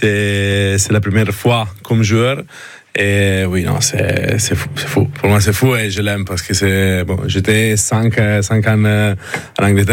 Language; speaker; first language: French; non-native, learner; Italian